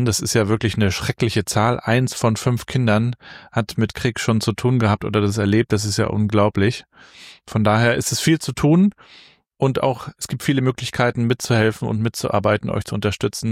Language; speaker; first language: German; native; German